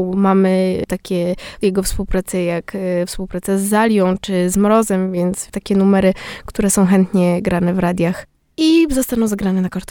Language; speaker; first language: Polish; native; Polish